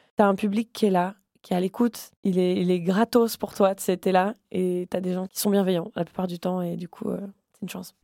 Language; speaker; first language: French; native; French